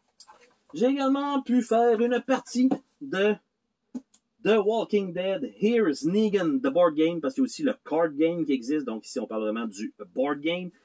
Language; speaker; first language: French; native; French